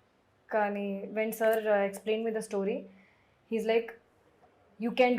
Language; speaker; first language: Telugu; non-native, local second language; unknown